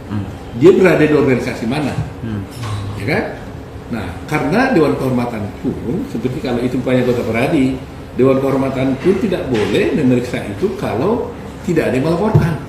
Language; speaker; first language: Indonesian; native; Indonesian